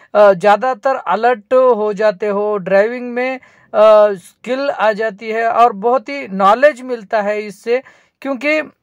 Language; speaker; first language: Hindi; non-native, local second language; Marathi